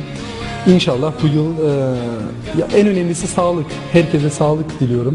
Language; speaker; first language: Turkish; non-native, local second language; German